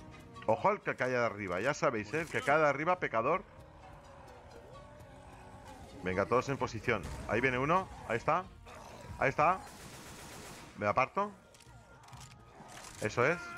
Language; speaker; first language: Spanish; native; Spanish